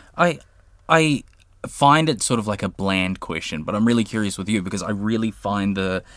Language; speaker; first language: English; early bilingual, other home language; Samoan